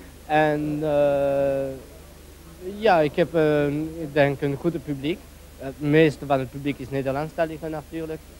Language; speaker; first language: Dutch; non-native, local second language; French